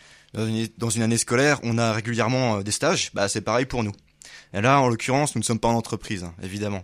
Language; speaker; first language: French; native; French